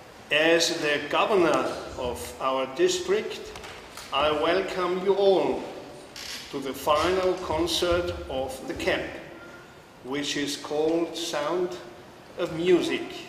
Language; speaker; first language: English; non-native, fluent; German